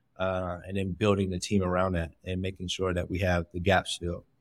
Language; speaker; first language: English; native; English